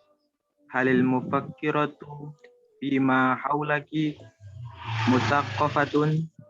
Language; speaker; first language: Arabic; non-native, learner; Indonesian